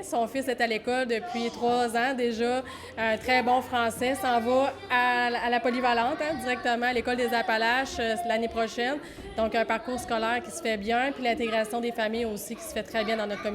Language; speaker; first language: French; native; French